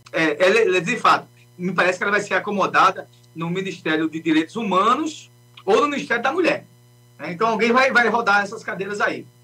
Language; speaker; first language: Portuguese; native; Portuguese